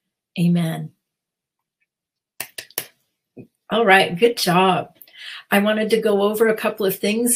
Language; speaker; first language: English; native; English